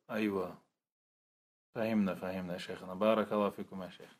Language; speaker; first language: Arabic; non-native, fluent; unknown